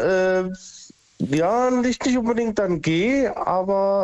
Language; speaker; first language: German; native; German